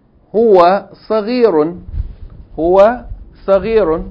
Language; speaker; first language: Arabic; non-native, fluent; English